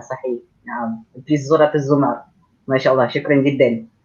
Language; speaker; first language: Arabic; non-native, fluent; Malay